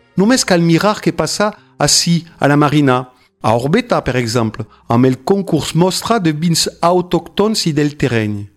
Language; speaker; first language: Catalan; non-native, fluent; French